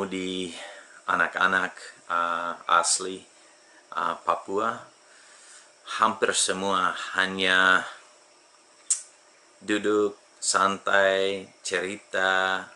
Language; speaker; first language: Indonesian; non-native, fluent; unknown